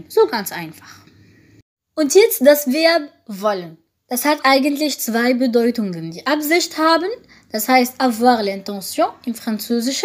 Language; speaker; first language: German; non-native, fluent; French